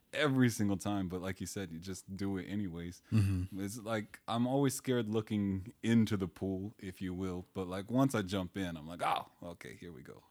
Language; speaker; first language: English; native; English